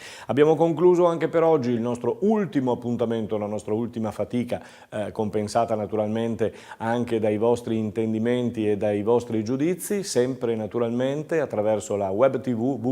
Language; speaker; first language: Italian; native; Italian